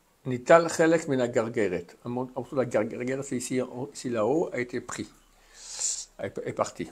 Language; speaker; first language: French; native; French